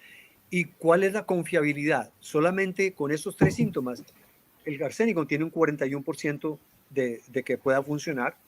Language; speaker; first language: Spanish; native; Spanish